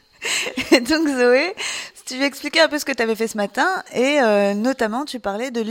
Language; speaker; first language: French; native; French